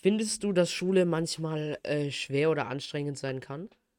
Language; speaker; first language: German; native; German